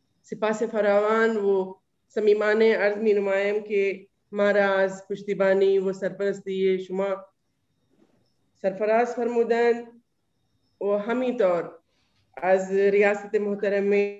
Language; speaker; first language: Persian; non-native, fluent; Urdu